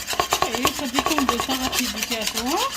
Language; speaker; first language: French; non-native, fluent; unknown